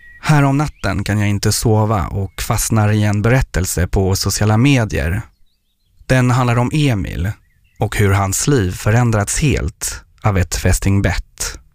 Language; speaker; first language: Swedish; non-native, fluent; French